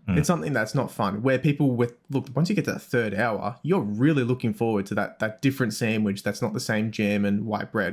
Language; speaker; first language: English; native; English